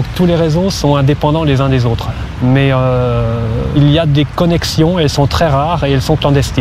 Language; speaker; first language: French; native; French